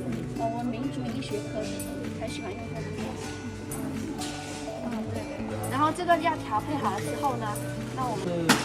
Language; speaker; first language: Chinese; native; Chinese